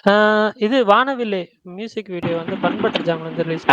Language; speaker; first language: Tamil; native; Tamil